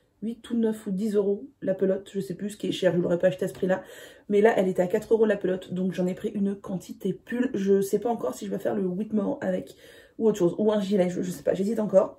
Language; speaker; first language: French; native; French